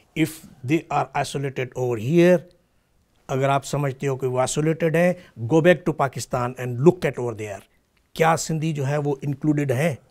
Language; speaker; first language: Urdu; non-native, local second language; Sindhi